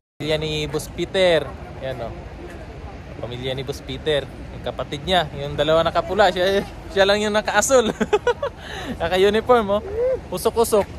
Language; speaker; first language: Filipino; native; Filipino